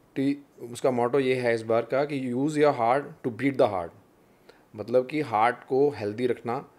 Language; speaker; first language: Hindi; non-native, local second language; Punjabi